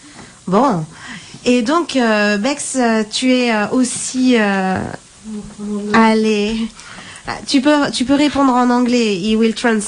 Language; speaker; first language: French; native; French